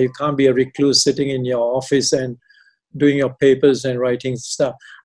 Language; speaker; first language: English; non-native, local second language; Tamil